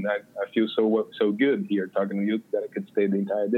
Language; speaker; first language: English; non-native, fluent; Portuguese